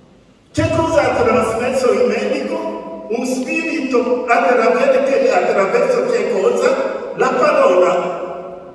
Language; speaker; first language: Italian; non-native, fluent; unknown